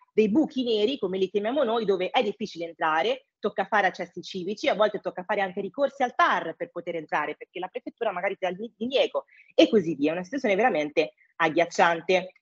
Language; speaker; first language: Italian; early bilingual, other home language; English